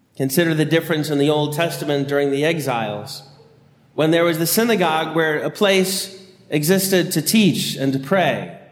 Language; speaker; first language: English; native; English